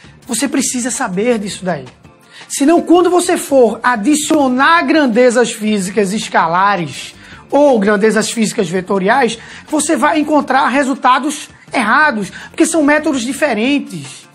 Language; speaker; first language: Portuguese; native; Portuguese